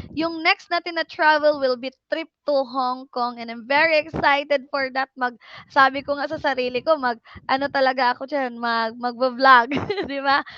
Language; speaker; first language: Filipino; non-native, local second language; Cebuano